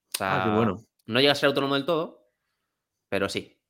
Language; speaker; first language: Spanish; native; Spanish